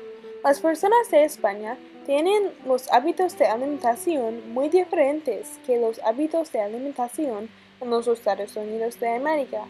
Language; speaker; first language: Spanish; non-native, learner; English